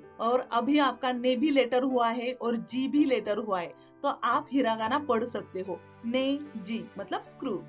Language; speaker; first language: Hindi; non-native, local second language; Marathi